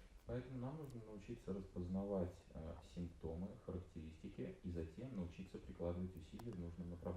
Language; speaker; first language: Russian; native; Russian